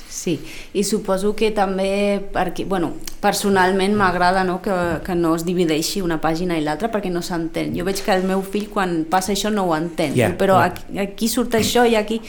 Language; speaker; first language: Catalan; native; Catalan